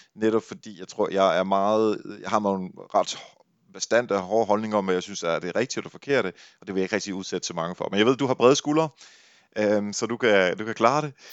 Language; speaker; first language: Danish; native; Danish